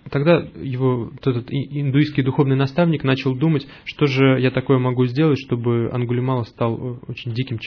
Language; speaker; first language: Russian; native; Russian